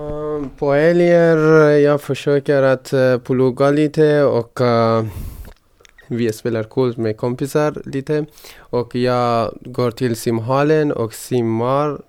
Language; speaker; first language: Swedish; non-native, fluent; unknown